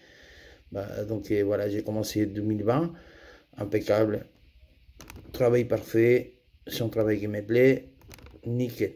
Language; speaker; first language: French; non-native, fluent; Spanish